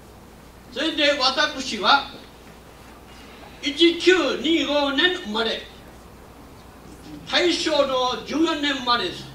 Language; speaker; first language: Japanese; non-native, local second language; Min Nan Chinese